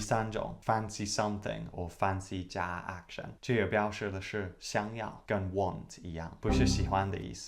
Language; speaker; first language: Chinese; non-native, fluent; English